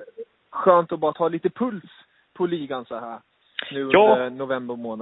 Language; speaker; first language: Swedish; native; Swedish